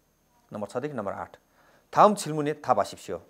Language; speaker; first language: Korean; non-native, fluent; Nepali